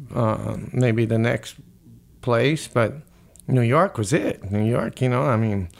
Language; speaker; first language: English; early bilingual, other home language; Spanish